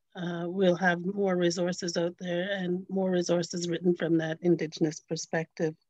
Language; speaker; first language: English; native; English